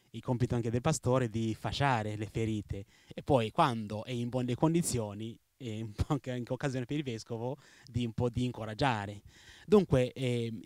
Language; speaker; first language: Italian; non-native, fluent; Rundi